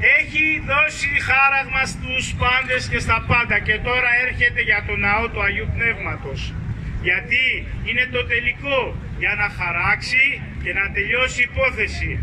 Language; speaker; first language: Greek; non-native, fluent; Armenian